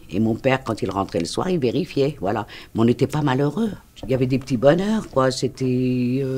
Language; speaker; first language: French; early bilingual, other home language; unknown